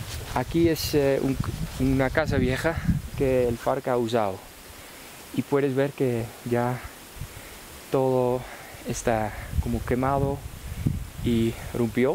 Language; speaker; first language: Spanish; non-native, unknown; Dutch